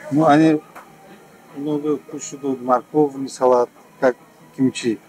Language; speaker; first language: Russian; non-native, learner; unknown